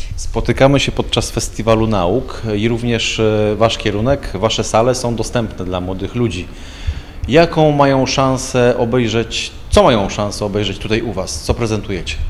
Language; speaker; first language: Polish; native; Polish